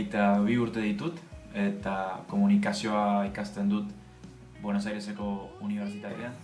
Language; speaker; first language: Basque; non-native, learner; Spanish